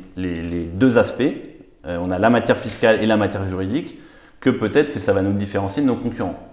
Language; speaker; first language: French; native; French